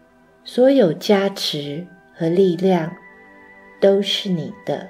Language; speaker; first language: Chinese; native; Chinese